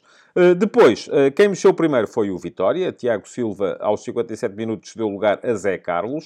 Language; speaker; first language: Portuguese; native; Portuguese